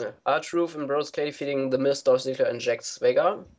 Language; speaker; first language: English; non-native, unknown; German